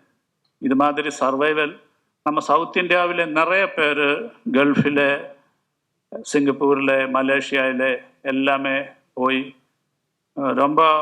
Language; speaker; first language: Tamil; non-native, local second language; Malayalam